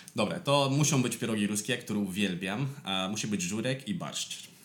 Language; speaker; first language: Polish; non-native, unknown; Romanian